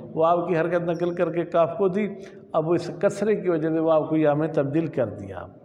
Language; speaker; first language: Urdu; non-native, local second language; Sindhi